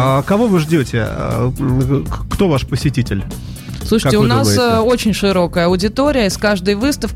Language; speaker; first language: Russian; native; Russian